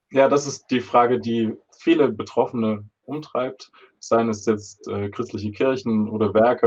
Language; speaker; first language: German; native; German